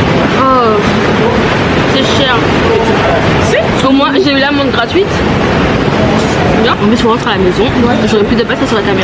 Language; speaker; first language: French; native; French